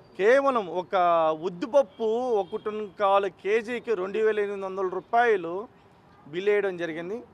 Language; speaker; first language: Telugu; native; Telugu